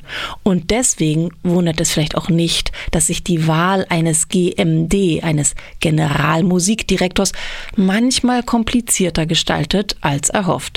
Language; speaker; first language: German; native; German